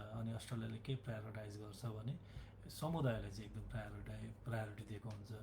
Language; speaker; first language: Nepali; native; Nepali